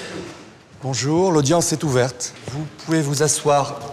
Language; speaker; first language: French; native; French